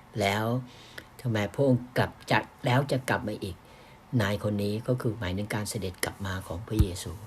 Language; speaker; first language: Thai; native; Thai